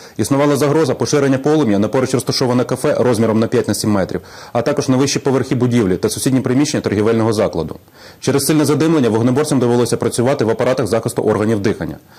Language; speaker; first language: Ukrainian; native; Ukrainian